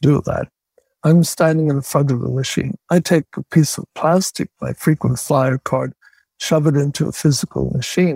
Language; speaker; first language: English; native; English